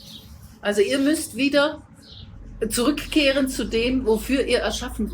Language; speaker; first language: German; native; German